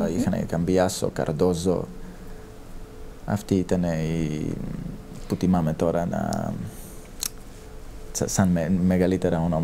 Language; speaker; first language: Greek; non-native, fluent; Serbian